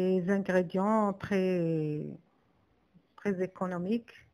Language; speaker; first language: French; non-native, local second language; Arabic